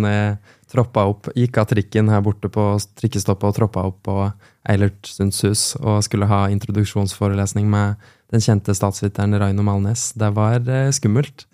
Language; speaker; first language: Norwegian; native; Norwegian